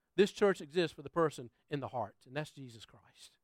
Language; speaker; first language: English; native; English